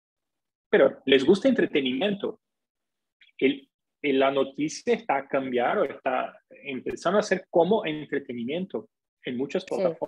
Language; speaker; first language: Spanish; non-native, fluent; Portuguese